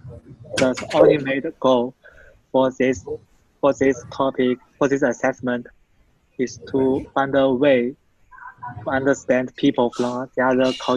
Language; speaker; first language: English; non-native, fluent; Chinese